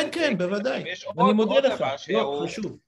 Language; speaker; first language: Hebrew; non-native, fluent; English